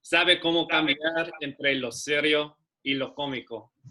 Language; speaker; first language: Spanish; non-native, learner; English